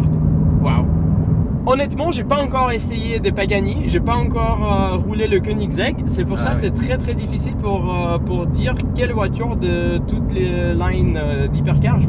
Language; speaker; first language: French; non-native, fluent; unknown